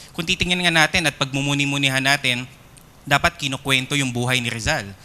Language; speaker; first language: Filipino; native; Filipino